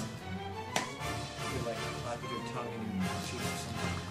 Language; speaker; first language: English; native; English